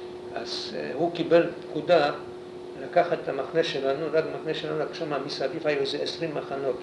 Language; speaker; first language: Hebrew; non-native, fluent; Polish